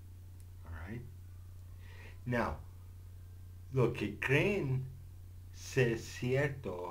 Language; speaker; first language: Spanish; non-native, fluent; English